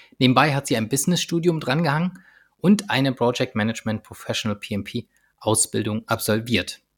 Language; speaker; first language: German; native; German